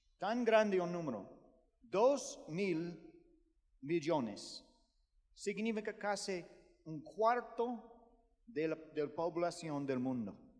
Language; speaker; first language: Spanish; non-native, fluent; English